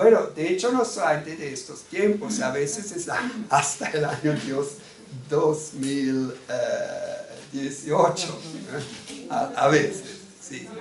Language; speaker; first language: Spanish; non-native, fluent; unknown